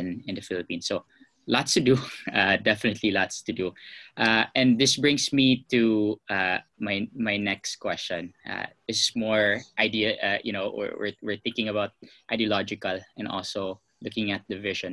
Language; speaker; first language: English; non-native, local second language; Cebuano